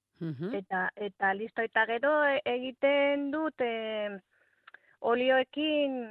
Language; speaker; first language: Basque; non-native, local second language; Spanish